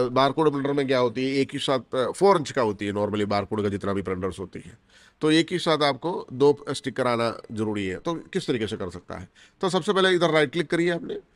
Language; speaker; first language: Hindi; non-native, local second language; Malayalam